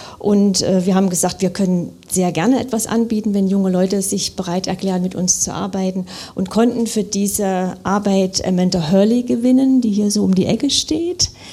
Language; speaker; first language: German; native; German